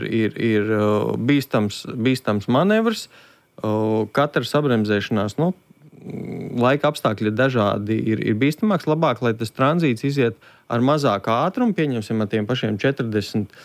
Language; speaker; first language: Latvian; native; Latvian